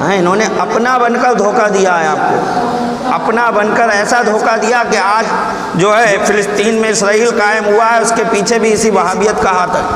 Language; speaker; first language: Urdu; native; Urdu